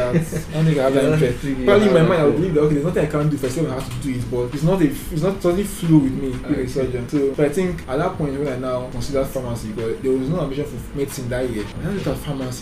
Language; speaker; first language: English; non-native, local second language; Yoruba